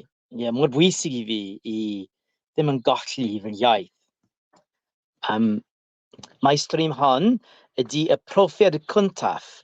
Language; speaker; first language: Welsh; non-native, learner; English